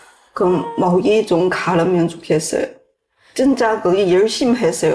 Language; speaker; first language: Korean; non-native, learner; Chinese